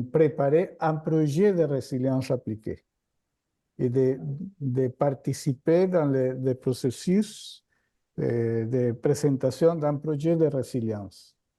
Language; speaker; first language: French; non-native, fluent; Spanish